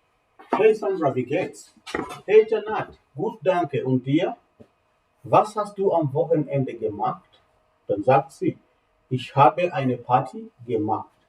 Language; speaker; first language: German; non-native, fluent; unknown